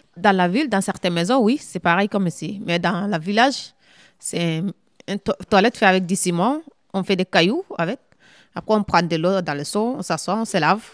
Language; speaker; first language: French; non-native, local second language; Fula